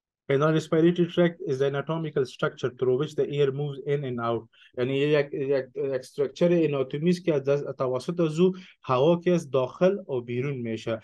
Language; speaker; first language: English; non-native, fluent; Persian